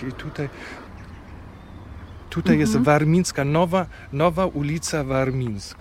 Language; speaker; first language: Polish; non-native, fluent; German